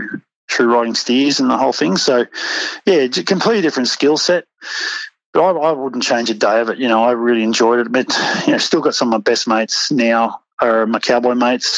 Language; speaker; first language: English; native; English